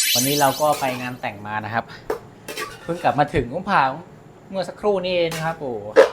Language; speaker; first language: Thai; non-native, local second language; S'gaw Karen